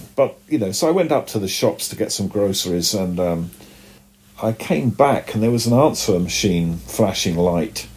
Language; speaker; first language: English; native; English